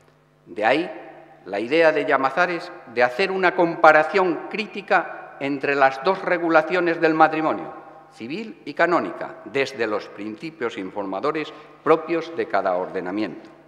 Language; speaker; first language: Spanish; native; Spanish